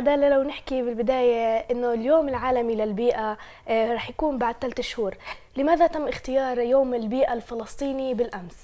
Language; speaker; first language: Arabic; native; Arabic